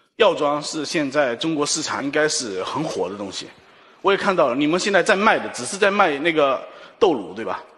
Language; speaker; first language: Chinese; native; Chinese